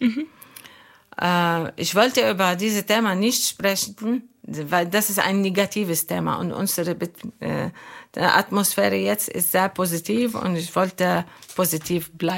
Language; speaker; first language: German; non-native, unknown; Arabic